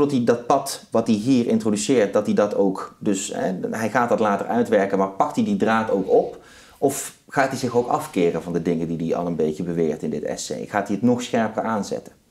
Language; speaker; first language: Dutch; native; Dutch